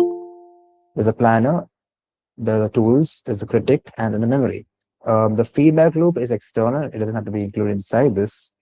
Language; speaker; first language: English; non-native, local second language; Malayalam